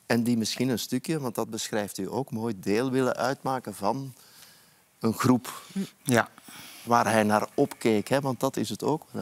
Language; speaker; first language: Dutch; native; Dutch